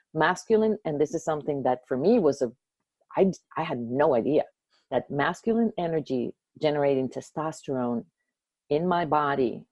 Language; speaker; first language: English; early bilingual, other home language; Spanish